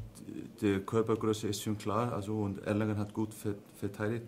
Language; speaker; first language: German; non-native, fluent; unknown